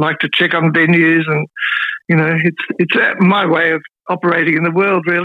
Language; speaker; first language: English; native; English